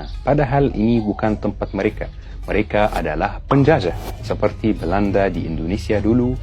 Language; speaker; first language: Indonesian; non-native, fluent; Arabic